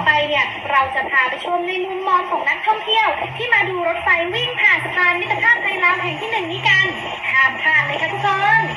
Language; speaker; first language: Thai; native; Thai